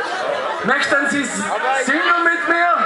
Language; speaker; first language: German; non-native, learner; Czech